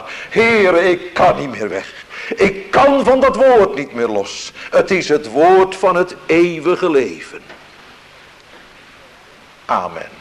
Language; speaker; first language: Dutch; native; Dutch